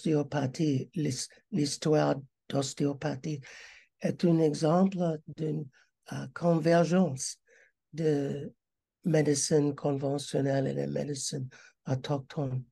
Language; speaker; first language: French; non-native, learner; English